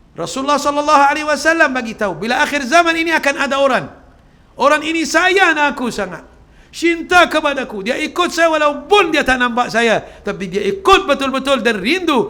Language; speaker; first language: Malay; non-native, fluent; Arabic